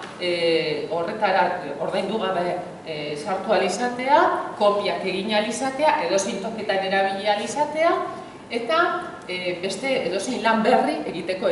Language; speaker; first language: Basque; native; Basque